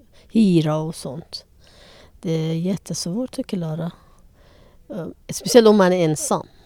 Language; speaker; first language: Swedish; non-native, learner; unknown